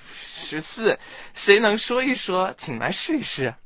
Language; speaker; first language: Chinese; non-native, fluent; English